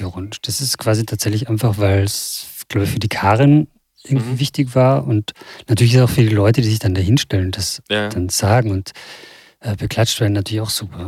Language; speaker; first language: German; native; German